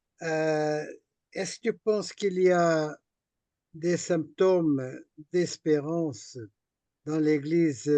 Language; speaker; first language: French; non-native, fluent; Portuguese